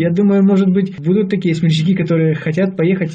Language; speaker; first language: Russian; native; Russian